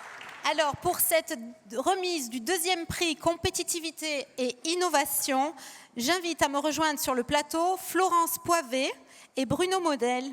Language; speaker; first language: French; native; French